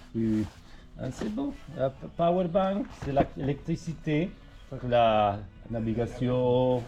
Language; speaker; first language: French; non-native, learner; Spanish